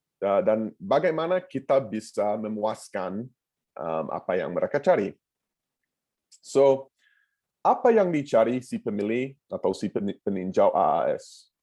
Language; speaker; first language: Indonesian; non-native, fluent; English